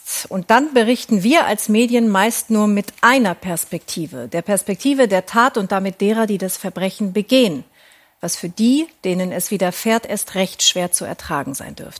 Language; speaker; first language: German; native; German